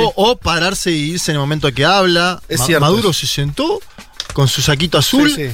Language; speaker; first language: Spanish; native; Spanish